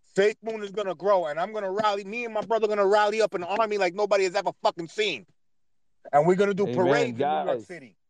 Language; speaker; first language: Spanish; early bilingual, heritage; Spanish